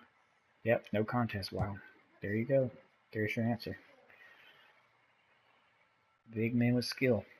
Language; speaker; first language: English; native; English